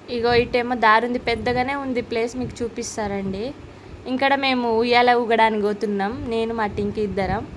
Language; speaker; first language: Telugu; non-native, local second language; Lambadi